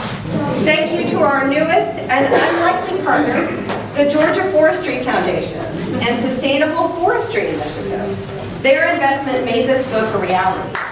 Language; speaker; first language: English; native; English